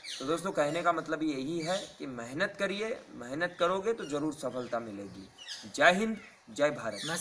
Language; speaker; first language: Hindi; native; Hindi